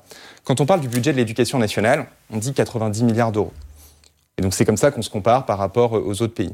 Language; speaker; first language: French; native; French